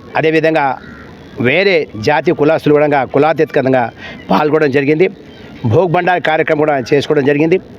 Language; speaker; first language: Telugu; non-native, local second language; Lambadi